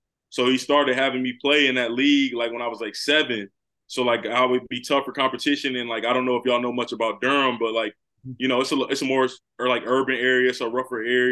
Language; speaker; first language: English; native; English